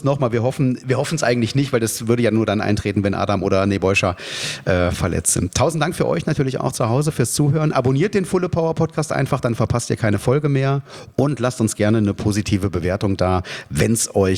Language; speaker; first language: German; native; German